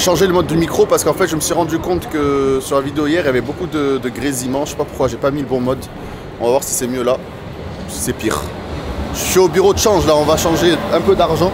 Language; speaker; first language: French; native; French